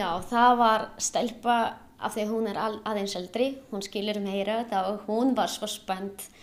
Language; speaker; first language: Icelandic; non-native, learner; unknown